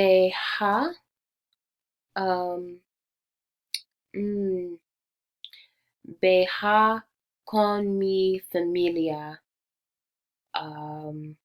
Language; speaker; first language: Spanish; non-native, learner; English